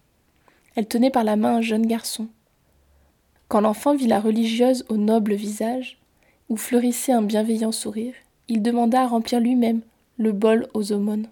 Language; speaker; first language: French; native; French